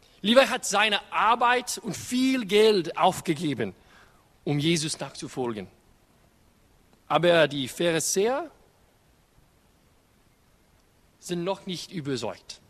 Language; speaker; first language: German; non-native, learner; English